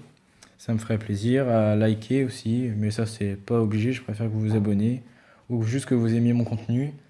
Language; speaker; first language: French; native; French